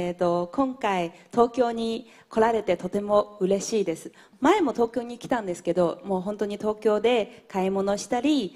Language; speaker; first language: Japanese; non-native, fluent; Chinese